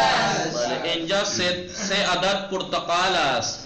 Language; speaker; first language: Persian; non-native, fluent; Urdu